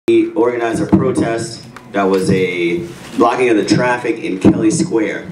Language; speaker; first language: English; native; English